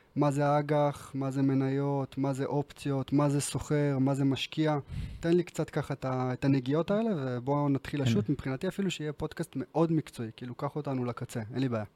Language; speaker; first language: Hebrew; early bilingual, other home language; Georgian